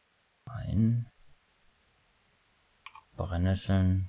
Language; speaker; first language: German; native; German